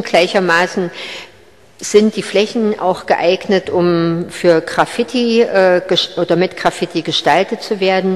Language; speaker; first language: German; native; German